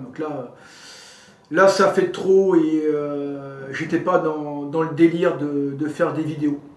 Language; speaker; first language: French; native; French